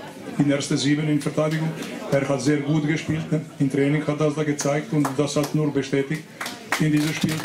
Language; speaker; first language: German; non-native, fluent; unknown